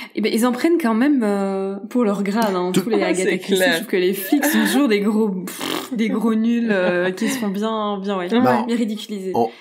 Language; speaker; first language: French; native; French